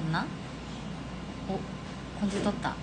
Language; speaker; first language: Korean; non-native, fluent; Japanese